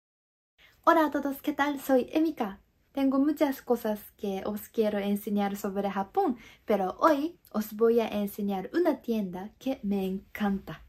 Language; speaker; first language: Spanish; non-native, fluent; Japanese